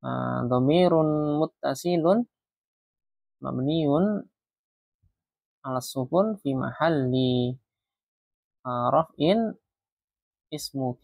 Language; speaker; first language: Arabic; non-native, fluent; Indonesian